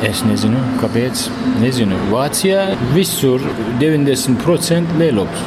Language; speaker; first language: Latvian; non-native, learner; Turkish